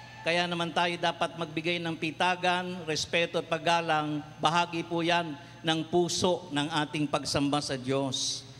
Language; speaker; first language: Filipino; non-native, local second language; Cebuano